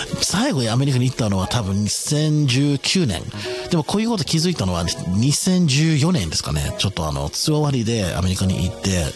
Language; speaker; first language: Japanese; non-native, fluent; English